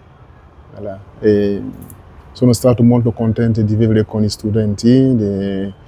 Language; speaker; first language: Italian; non-native, learner; French